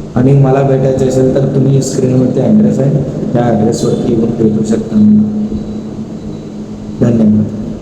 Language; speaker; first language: Marathi; non-native, local second language; Kannada